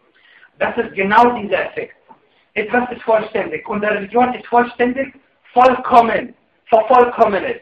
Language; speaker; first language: German; non-native, fluent; Arabic